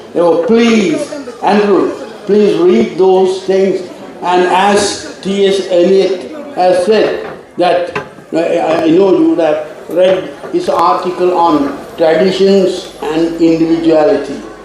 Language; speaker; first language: English; non-native, local second language; Tamil